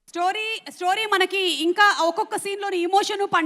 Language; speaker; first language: Telugu; native; Telugu